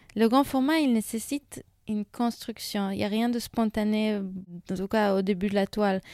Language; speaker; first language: French; non-native, fluent; Hebrew